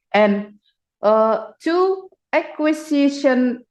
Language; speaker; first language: English; non-native, fluent; Indonesian